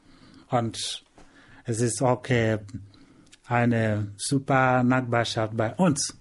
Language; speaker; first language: German; non-native, learner; Igbo